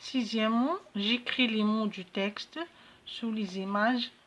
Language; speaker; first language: French; non-native, local second language; Arabic